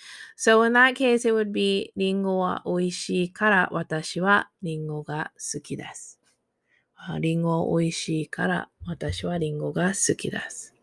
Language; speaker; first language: Japanese; non-native, fluent; English